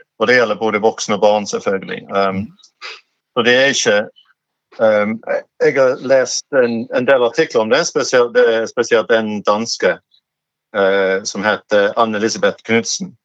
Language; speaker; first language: Norwegian; non-native, fluent; English